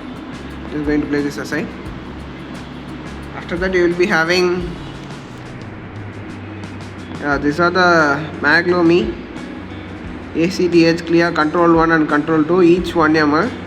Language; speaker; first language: English; non-native, local second language; Tamil